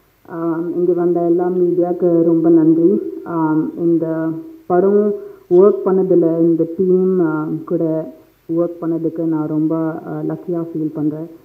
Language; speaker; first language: Tamil; non-native, fluent; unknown